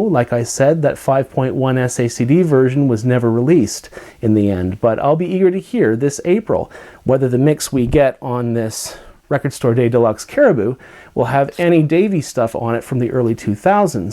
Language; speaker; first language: English; native; English